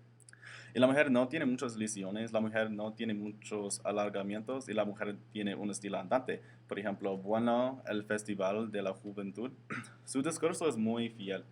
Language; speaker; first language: Spanish; non-native, learner; English